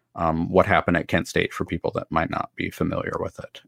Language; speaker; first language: English; native; English